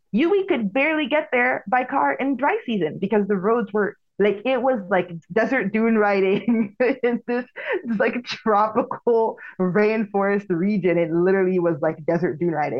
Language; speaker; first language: English; early bilingual, other home language; Igbo